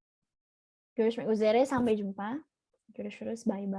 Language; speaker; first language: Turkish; non-native, learner; Indonesian